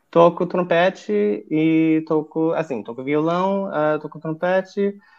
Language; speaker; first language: Portuguese; non-native, fluent; English